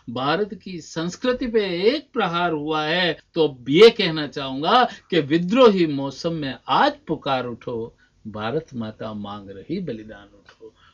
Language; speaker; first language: Hindi; non-native, local second language; Rajasthani